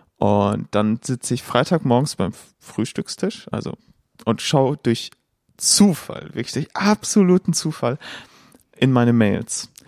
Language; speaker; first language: German; native; German